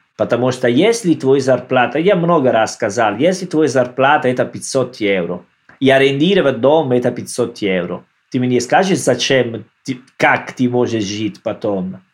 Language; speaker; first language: Russian; non-native, learner; Italian